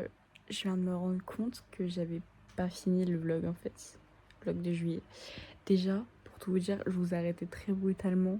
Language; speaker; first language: French; native; French